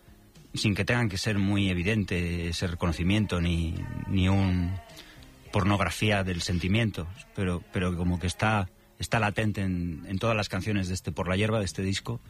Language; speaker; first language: Spanish; native; Spanish